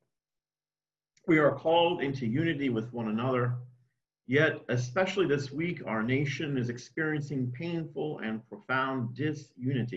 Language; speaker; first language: English; native; English